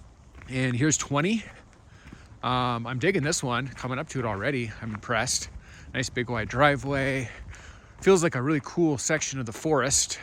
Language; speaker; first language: English; native; English